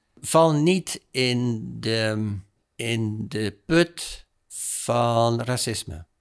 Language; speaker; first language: Dutch; native; Dutch